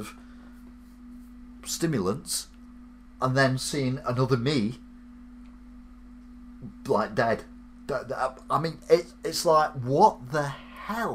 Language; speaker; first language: English; native; English